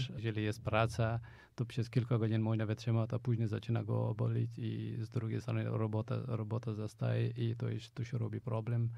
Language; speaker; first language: Polish; non-native, fluent; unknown